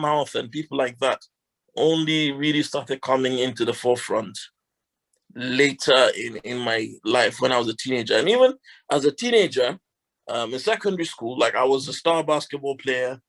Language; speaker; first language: English; non-native, local second language; Hausa